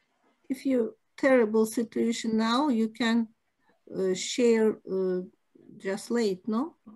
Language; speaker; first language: English; non-native, learner; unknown